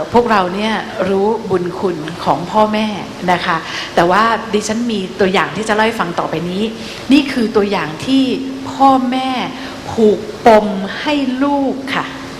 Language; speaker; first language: Thai; native; Thai